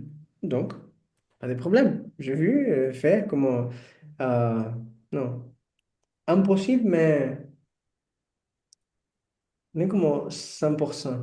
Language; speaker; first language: French; non-native, learner; Portuguese